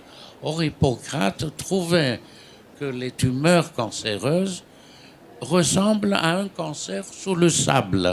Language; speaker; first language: French; non-native, fluent; Greek